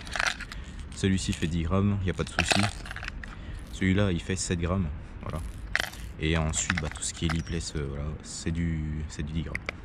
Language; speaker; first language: French; native; French